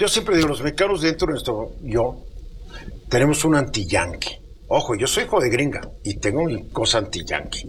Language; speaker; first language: Spanish; native; Spanish